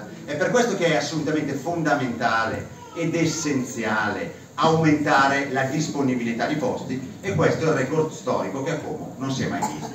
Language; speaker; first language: Italian; native; Italian